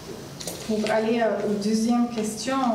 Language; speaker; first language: French; non-native, learner; Arabic